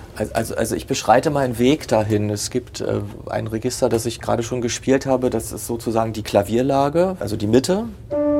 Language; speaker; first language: German; native; German